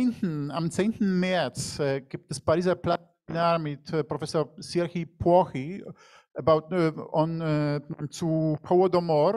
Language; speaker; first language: German; non-native, fluent; Polish